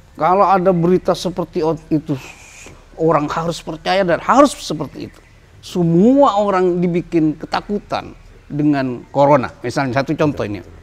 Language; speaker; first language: Indonesian; non-native, local second language; Madurese